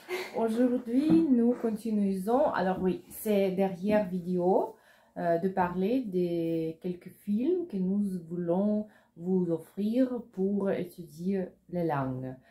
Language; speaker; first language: French; non-native, fluent; Russian